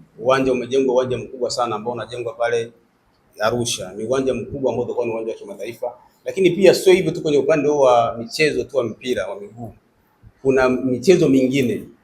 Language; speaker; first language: Swahili; native; Swahili